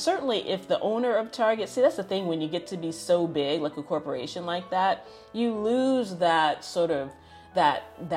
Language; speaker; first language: English; native; English